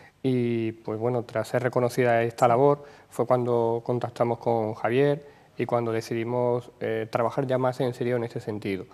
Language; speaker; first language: Spanish; native; Spanish